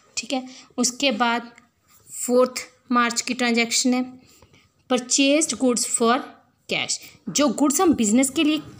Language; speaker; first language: Hindi; non-native, local second language; Punjabi